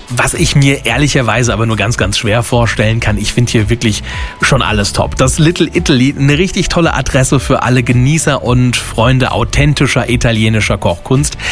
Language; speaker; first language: German; native; German